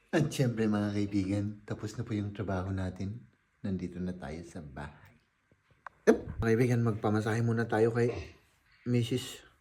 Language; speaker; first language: Filipino; native; Filipino